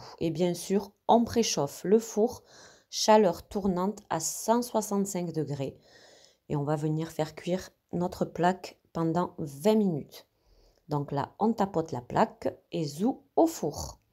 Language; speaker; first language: French; native; French